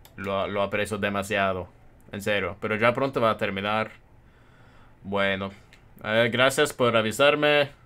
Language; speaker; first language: Spanish; non-native, fluent; Norwegian